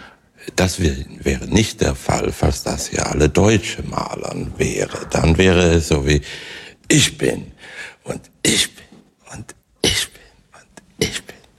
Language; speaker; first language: German; non-native, fluent; Swedish